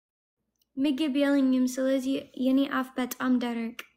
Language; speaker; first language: Amharic; non-native, learner; English